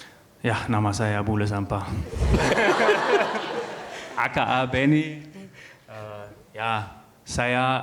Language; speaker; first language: Indonesian; non-native, learner; German